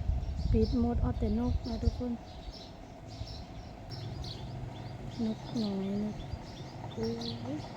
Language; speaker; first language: Thai; non-native, local second language; Lao